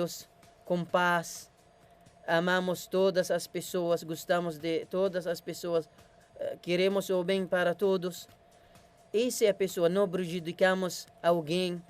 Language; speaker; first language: Portuguese; non-native, learner; Arabic